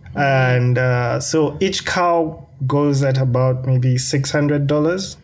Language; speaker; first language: English; non-native, local second language; Ganda